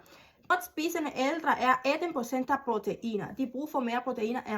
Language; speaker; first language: Danish; non-native, learner; Spanish